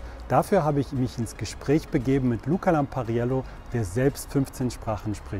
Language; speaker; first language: German; native; German